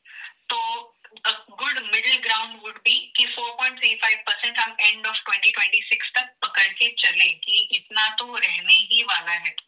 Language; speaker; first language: Hindi; native; Hindi